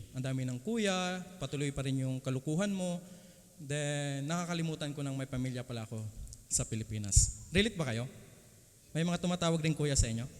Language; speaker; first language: Filipino; non-native, local second language; Cebuano